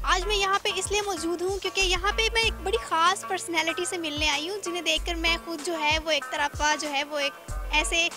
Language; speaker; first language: Urdu; native; Urdu